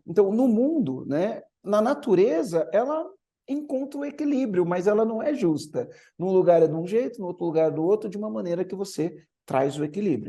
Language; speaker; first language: Portuguese; native; Portuguese